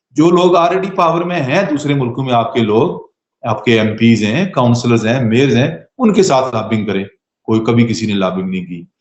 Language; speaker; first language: Urdu; non-native, local second language; Pahari-Potwari